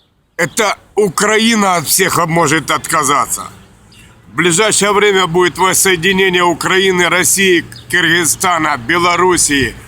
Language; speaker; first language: Russian; non-native, local second language; Ukrainian